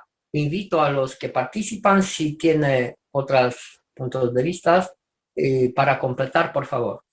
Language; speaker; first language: Spanish; non-native, fluent; Romanian